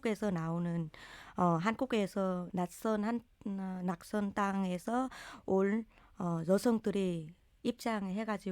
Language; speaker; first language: Korean; non-native, learner; Vietnamese